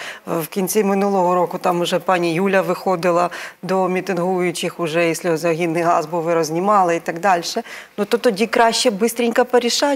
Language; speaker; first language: Ukrainian; native; Ukrainian